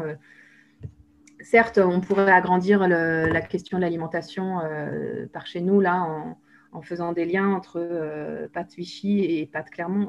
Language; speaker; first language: French; native; French